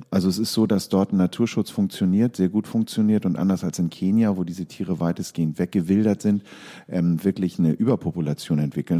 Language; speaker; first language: German; native; German